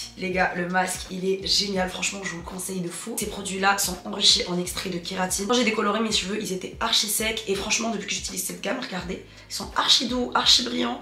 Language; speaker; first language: French; non-native, local second language; Arabic